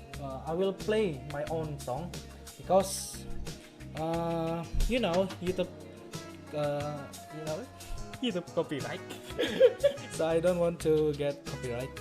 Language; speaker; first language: English; non-native, learner; Indonesian